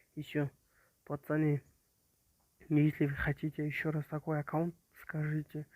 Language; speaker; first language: Russian; non-native, local second language; Kazakh